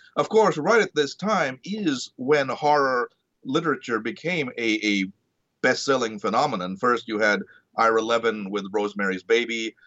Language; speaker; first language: English; early bilingual, other home language; Marathi